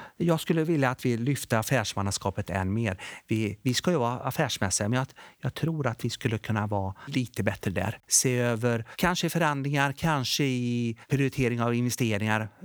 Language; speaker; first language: Swedish; early bilingual, other home language; Bosnian